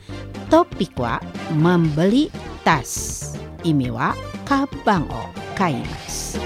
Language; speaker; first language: Japanese; non-native, fluent; Indonesian